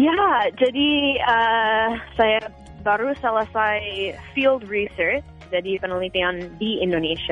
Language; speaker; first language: Indonesian; non-native, fluent; English